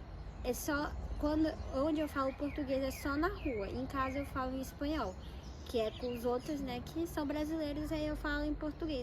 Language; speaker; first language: Portuguese; early bilingual, other home language; Spanish